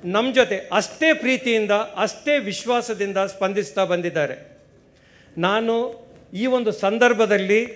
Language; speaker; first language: Kannada; non-native, local second language; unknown